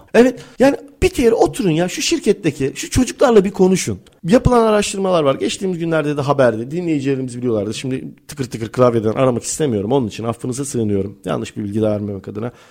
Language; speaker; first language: Turkish; native; Turkish